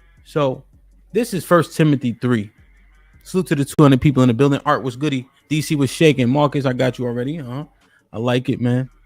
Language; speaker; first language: English; native; English